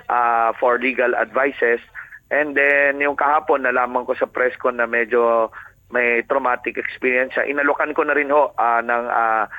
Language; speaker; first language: Filipino; native; Filipino